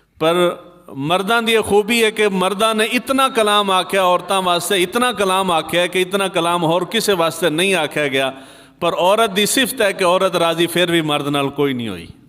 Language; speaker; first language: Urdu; non-native, local second language; Punjabi